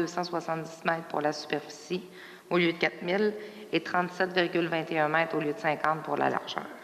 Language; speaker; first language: French; native; French